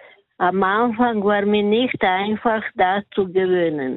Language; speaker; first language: German; non-native, learner; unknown